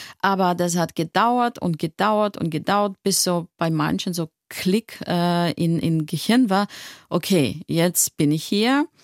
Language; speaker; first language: German; non-native, fluent; Russian